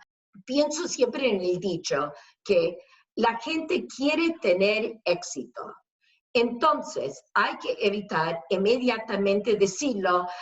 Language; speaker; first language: Spanish; non-native, fluent; English